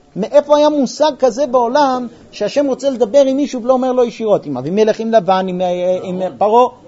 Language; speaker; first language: Hebrew; non-native, fluent; English